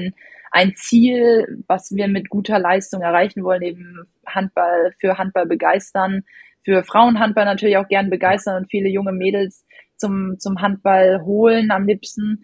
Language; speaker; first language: German; native; German